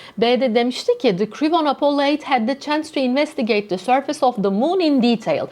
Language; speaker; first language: English; non-native, fluent; Turkish